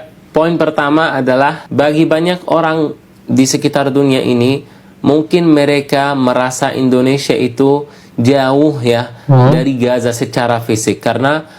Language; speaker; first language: Indonesian; non-native, fluent; Arabic